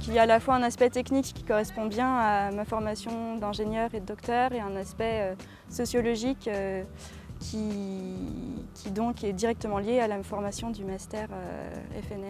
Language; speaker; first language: French; native; French